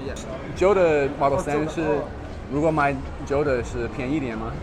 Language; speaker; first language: Chinese; non-native, learner; English